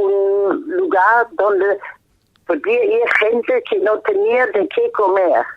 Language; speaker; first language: Spanish; non-native, fluent; German